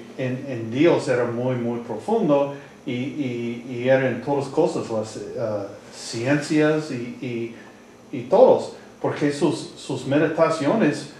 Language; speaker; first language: Spanish; non-native, learner; English